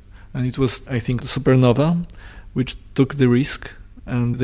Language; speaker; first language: English; non-native, fluent; Polish